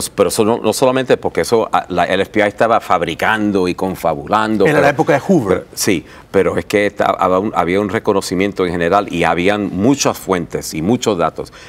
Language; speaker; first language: Spanish; early bilingual, heritage; Spanish